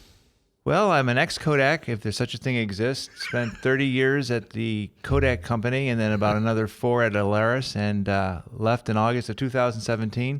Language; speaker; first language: English; native; English